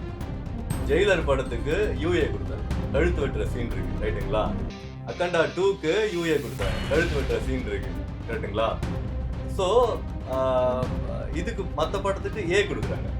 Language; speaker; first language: Tamil; native; Tamil